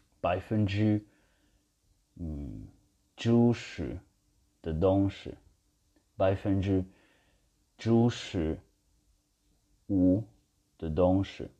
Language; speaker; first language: Chinese; non-native, learner; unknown